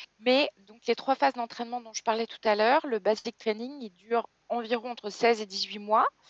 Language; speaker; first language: French; native; French